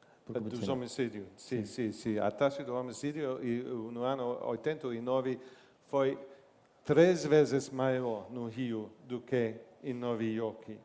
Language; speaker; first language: Portuguese; non-native, learner; English